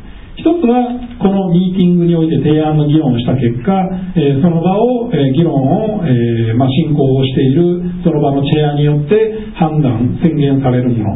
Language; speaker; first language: Japanese; native; Japanese